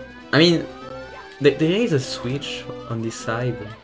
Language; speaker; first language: English; non-native, fluent; French